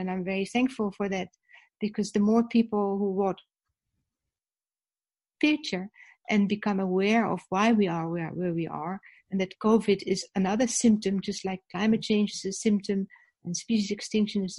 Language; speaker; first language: English; non-native, fluent; Dutch